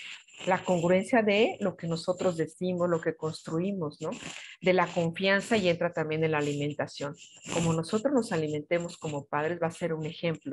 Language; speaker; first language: Spanish; native; Spanish